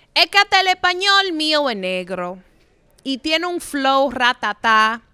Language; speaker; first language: Spanish; early bilingual, heritage; Spanish